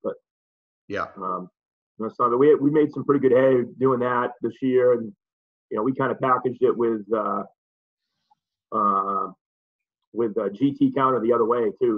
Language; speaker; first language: English; native; English